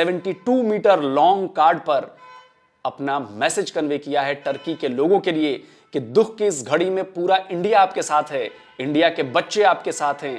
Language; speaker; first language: Hindi; native; Hindi